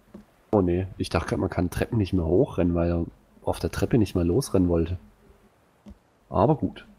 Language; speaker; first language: German; native; German